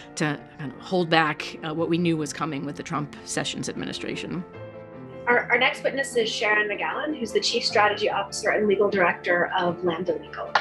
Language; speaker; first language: English; native; English